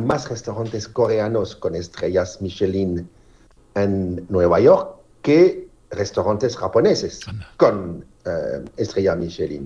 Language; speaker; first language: Spanish; non-native, fluent; French